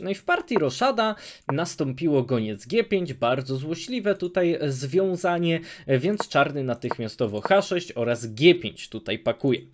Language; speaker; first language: Polish; native; Polish